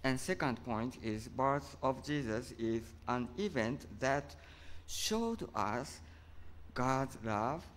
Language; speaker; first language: English; non-native, fluent; Japanese